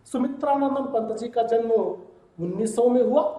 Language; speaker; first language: Hindi; non-native, local second language; Telugu